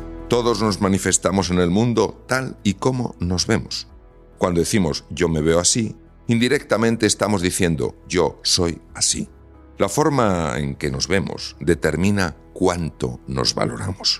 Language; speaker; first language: Spanish; native; Spanish